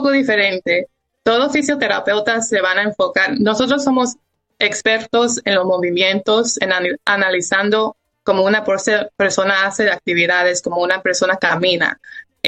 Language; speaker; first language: Spanish; early bilingual, heritage; Spanish